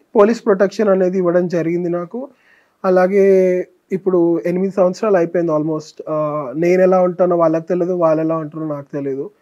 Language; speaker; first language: Telugu; native; Telugu